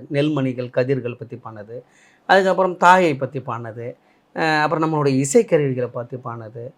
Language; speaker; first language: Tamil; native; Tamil